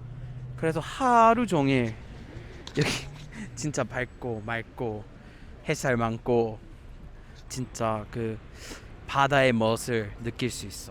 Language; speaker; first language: Korean; non-native, fluent; English